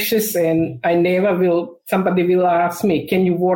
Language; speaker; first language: English; non-native, learner; Macedonian